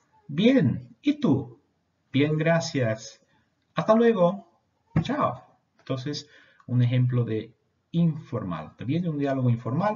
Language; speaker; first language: Spanish; non-native, fluent; Portuguese